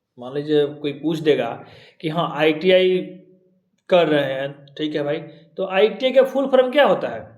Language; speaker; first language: Hindi; native; Hindi